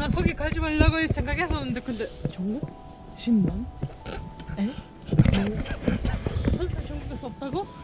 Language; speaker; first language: Korean; non-native, fluent; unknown